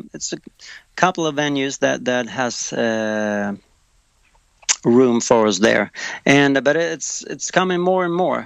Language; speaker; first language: English; non-native, fluent; Swedish